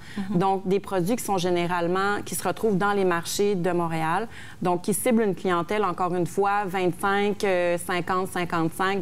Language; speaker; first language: French; native; French